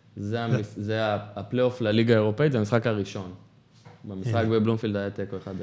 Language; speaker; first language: Hebrew; native; Hebrew